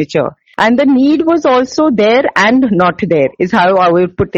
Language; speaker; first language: English; non-native, local second language; Hindi